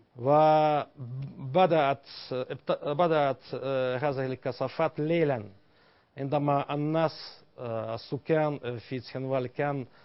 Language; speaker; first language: Arabic; non-native, fluent; Russian